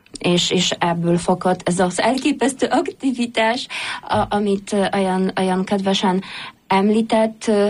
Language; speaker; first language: Hungarian; non-native, fluent; Polish